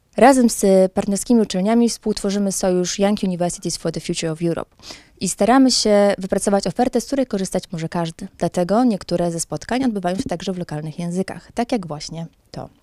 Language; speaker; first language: Polish; native; Polish